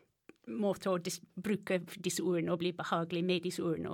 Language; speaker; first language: Norwegian; non-native, fluent; English